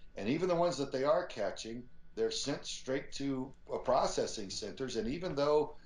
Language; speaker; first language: English; native; English